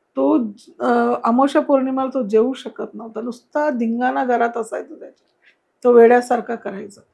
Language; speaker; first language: Marathi; non-native, local second language; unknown